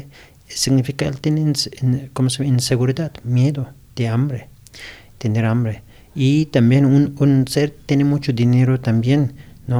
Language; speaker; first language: Spanish; non-native, learner; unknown